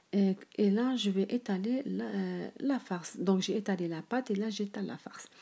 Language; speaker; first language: French; non-native, local second language; Arabic